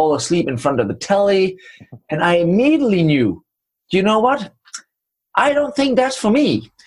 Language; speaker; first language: English; non-native, fluent; Danish